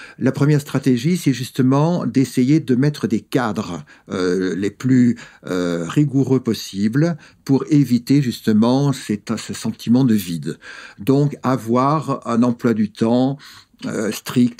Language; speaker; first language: French; native; French